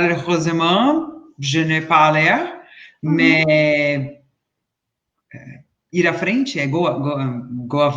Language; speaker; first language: French; non-native, learner; Portuguese